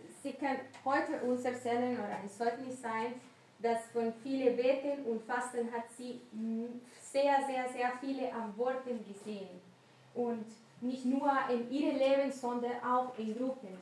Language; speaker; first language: German; non-native, learner; Spanish